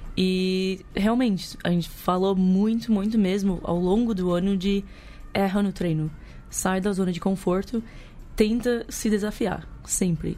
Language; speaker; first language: Portuguese; non-native, fluent; English